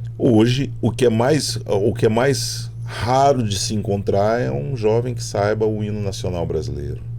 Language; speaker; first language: Portuguese; native; Portuguese